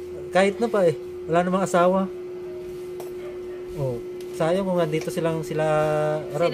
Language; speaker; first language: Filipino; native; Filipino